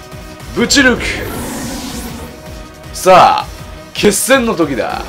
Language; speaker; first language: Japanese; native; Japanese